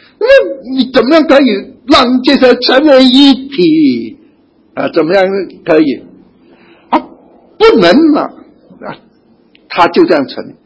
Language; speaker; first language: Chinese; native; Chinese